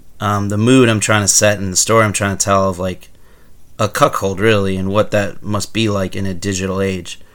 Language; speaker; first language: English; native; English